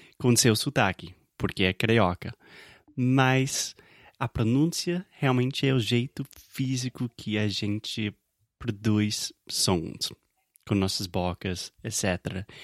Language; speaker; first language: Portuguese; non-native, fluent; English